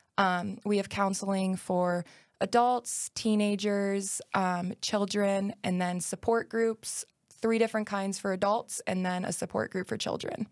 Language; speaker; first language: English; native; English